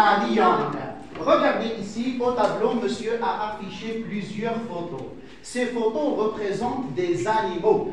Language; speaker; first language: French; non-native, fluent; Arabic